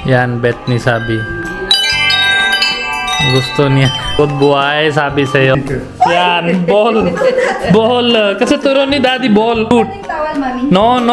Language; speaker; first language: Filipino; non-native, learner; Hindi